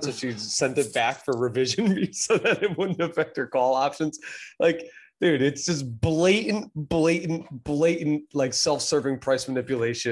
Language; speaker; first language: English; native; English